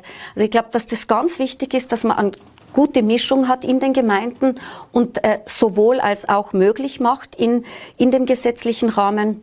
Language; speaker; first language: German; native; German